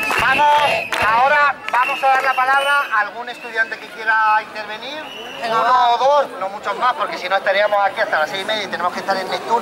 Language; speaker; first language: Spanish; native; Spanish